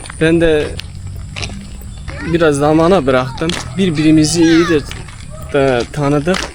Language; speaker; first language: Turkish; non-native, learner; Indonesian